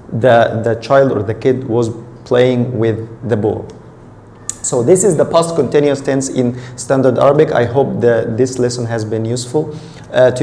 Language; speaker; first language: English; non-native, fluent; Arabic